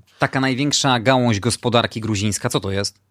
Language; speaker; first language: Polish; native; Polish